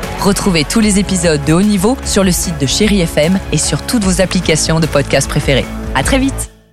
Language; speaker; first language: French; native; French